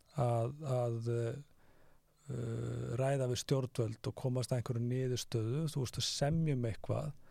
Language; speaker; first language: Icelandic; native; Icelandic